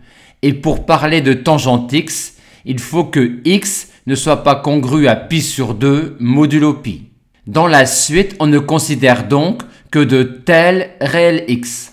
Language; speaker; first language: French; native; French